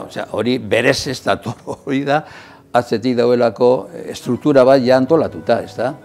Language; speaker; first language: Basque; native; Basque